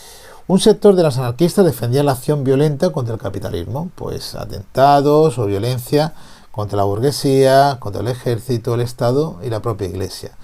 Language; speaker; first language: Spanish; native; Spanish